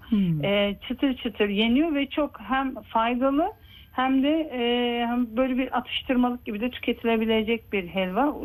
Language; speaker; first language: Turkish; native; Turkish